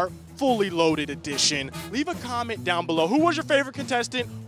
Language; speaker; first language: English; native; English